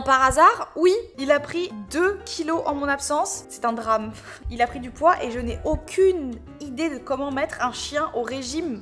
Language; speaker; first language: French; native; French